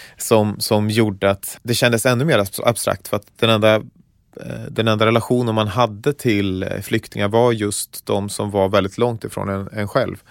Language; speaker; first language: Swedish; native; Swedish